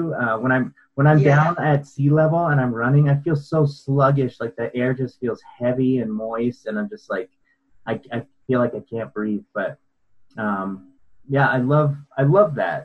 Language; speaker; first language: English; native; English